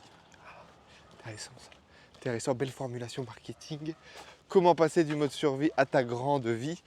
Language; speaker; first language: French; native; French